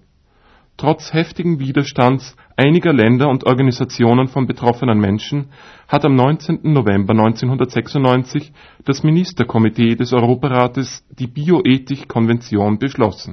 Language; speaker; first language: German; native; German